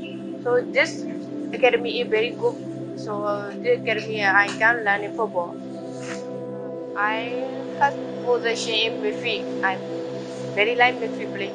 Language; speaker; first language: English; non-native, learner; Burmese